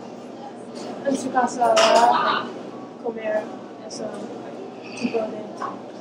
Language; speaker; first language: Spanish; non-native, learner; English